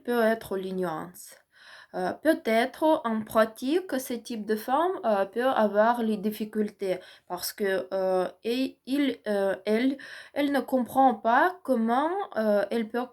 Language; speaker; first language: French; non-native, learner; Ukrainian